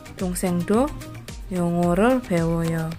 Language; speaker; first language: Korean; non-native, fluent; Indonesian